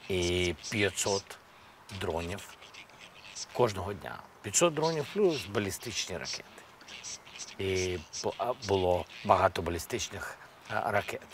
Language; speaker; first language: Ukrainian; non-native, local second language; Russian